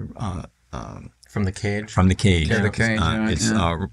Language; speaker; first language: English; native; English